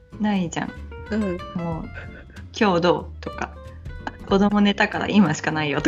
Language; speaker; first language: Japanese; native; Japanese